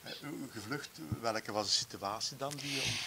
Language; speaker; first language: Dutch; native; Dutch